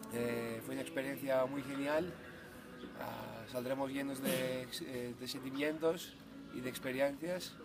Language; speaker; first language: Spanish; non-native, learner; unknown